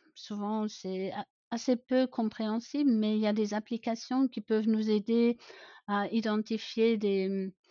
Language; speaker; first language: French; non-native, fluent; German